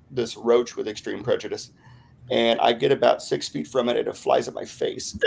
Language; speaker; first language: English; native; English